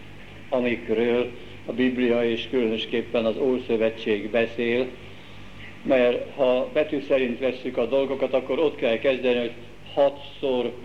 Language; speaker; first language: Hungarian; native; Hungarian